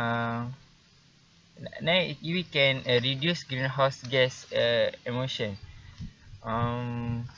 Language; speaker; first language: English; non-native, learner; Malay